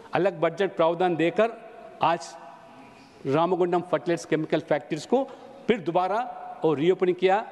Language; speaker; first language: Hindi; non-native, local second language; Telugu